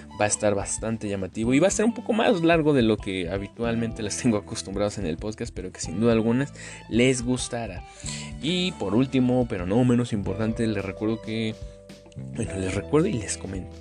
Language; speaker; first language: Spanish; native; Spanish